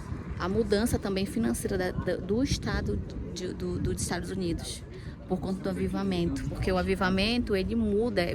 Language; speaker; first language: Portuguese; native; Portuguese